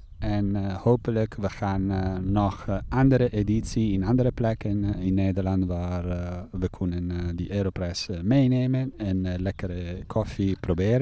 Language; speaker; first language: Dutch; non-native, fluent; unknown